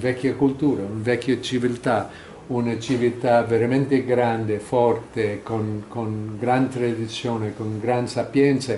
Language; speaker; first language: Italian; non-native, fluent; English